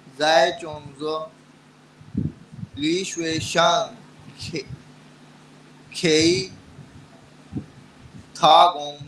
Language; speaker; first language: Chinese; non-native, learner; Urdu